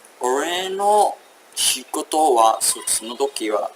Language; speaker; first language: Japanese; non-native, learner; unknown